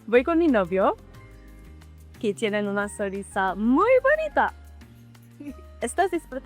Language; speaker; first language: Spanish; non-native, learner; English